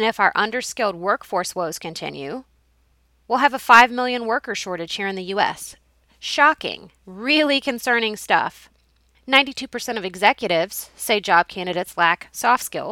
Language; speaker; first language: English; native; English